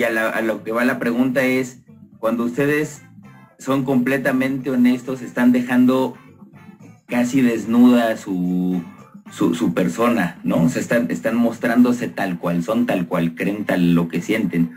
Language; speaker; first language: Spanish; native; Spanish